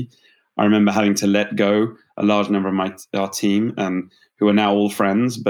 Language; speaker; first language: English; native; English